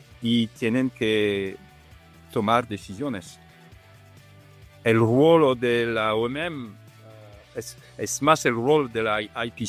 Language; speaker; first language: Spanish; non-native, fluent; Italian